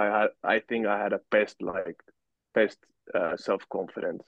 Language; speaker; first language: English; non-native, fluent; Finnish